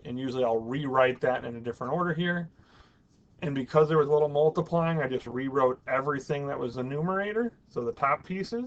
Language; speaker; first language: English; native; English